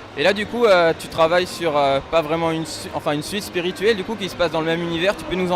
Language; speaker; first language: French; native; French